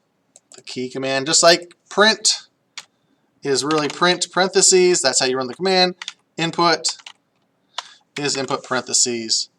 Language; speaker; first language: English; native; English